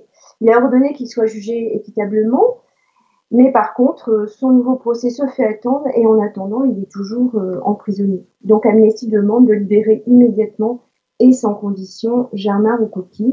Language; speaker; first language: French; native; French